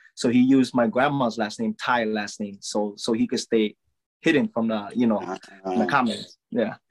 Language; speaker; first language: English; early bilingual, other home language; Lao